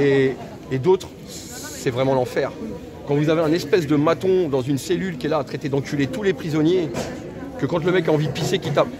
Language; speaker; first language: French; native; French